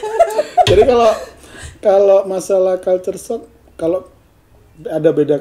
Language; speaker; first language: Indonesian; native; Indonesian